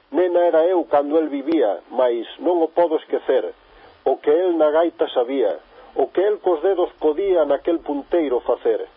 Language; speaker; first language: Galician; native; Galician